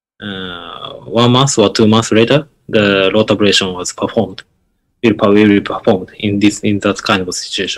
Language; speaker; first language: English; non-native, learner; Japanese